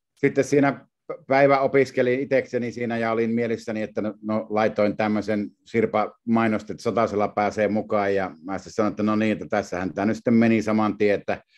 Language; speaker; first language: Finnish; native; Finnish